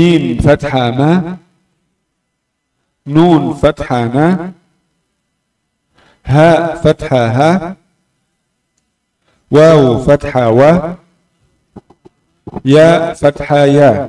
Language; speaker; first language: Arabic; non-native, fluent; Indonesian